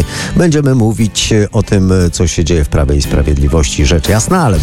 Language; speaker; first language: Polish; native; Polish